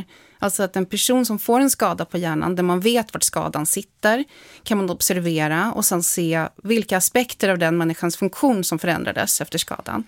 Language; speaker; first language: Swedish; native; Swedish